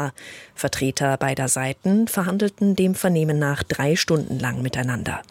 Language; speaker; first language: German; native; German